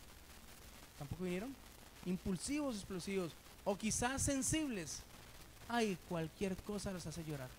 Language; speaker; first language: Spanish; native; Spanish